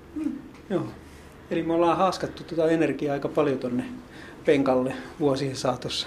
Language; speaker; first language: Finnish; native; Finnish